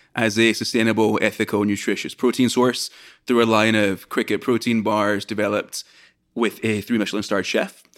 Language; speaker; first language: English; native; English